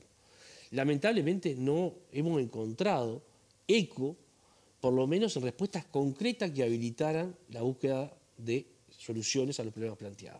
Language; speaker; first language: Spanish; native; Spanish